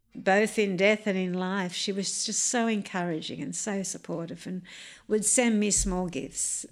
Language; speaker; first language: English; native; English